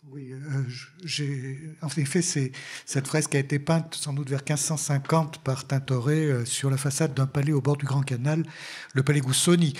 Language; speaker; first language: French; native; French